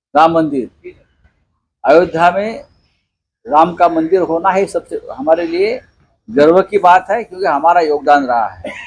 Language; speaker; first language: Hindi; non-native, local second language; Marathi